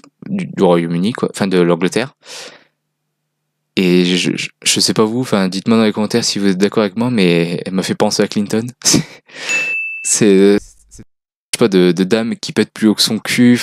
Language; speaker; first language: French; native; French